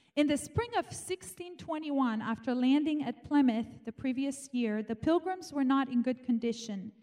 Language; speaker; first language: English; non-native, fluent; Romanian